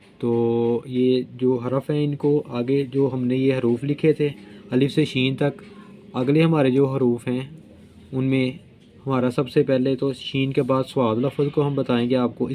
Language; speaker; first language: Urdu; non-native, local second language; Punjabi